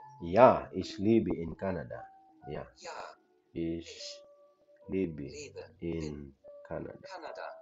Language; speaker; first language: English; non-native, learner; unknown